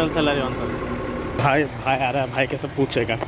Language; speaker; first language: Hindi; non-native, learner; Bangla